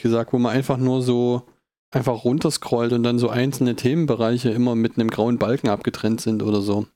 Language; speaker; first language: German; native; German